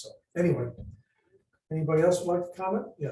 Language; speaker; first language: English; native; English